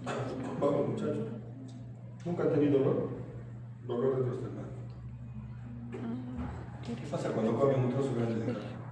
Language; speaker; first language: Spanish; native; Spanish